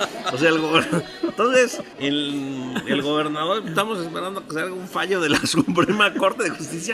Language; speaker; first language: Spanish; native; Spanish